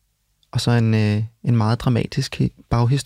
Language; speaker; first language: Danish; early bilingual, other home language; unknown